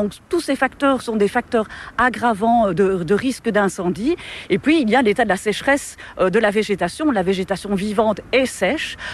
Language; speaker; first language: French; native; French